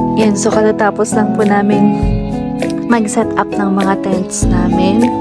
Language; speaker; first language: Filipino; non-native, local second language; Iloko